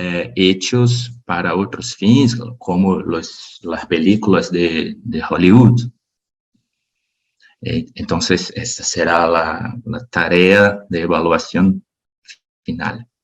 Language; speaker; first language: Spanish; non-native, learner; Portuguese